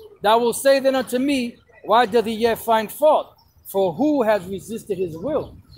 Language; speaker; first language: English; native; English